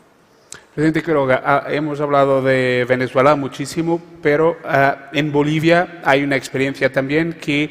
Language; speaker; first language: Spanish; non-native, fluent; Portuguese